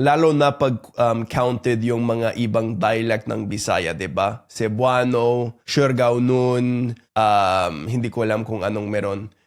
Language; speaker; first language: Filipino; non-native, fluent; English